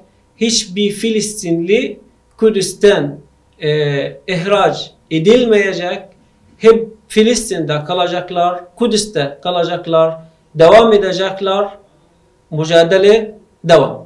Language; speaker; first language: Turkish; non-native, fluent; Arabic